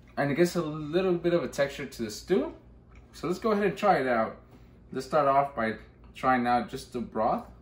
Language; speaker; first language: English; early bilingual, other home language; Spanish